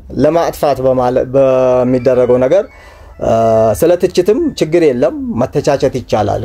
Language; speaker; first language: Amharic; non-native, local second language; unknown